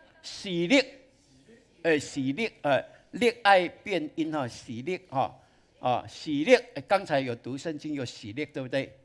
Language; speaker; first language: Chinese; native; Chinese